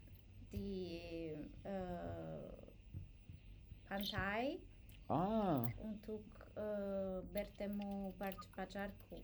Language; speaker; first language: Indonesian; non-native, learner; English